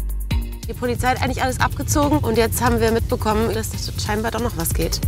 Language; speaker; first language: German; native; German